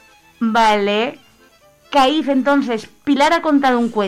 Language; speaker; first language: Spanish; native; Spanish